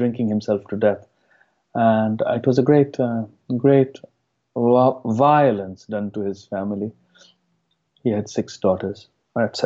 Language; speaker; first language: English; non-native, local second language; Hindi